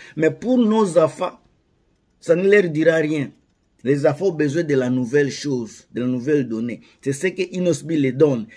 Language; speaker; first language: French; non-native, local second language; Lingala